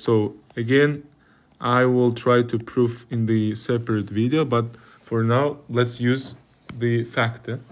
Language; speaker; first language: English; non-native, fluent; Kazakh